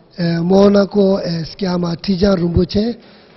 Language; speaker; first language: Italian; non-native, learner; Tibetan